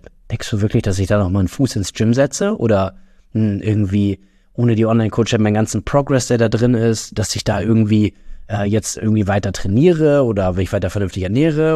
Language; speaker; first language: German; native; German